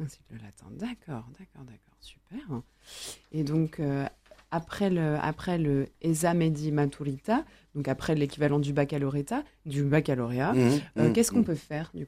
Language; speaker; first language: French; native; French